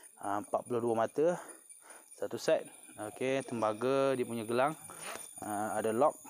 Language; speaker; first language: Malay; non-native, local second language; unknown